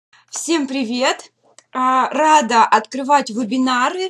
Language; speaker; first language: Russian; native; Russian